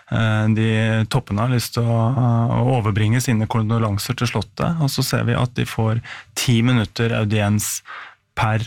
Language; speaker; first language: Norwegian; native; Norwegian